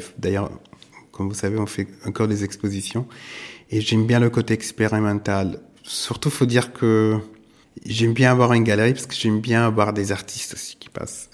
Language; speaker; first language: French; non-native, fluent; Italian